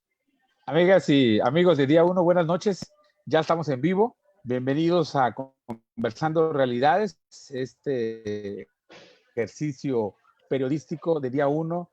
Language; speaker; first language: Spanish; native; Spanish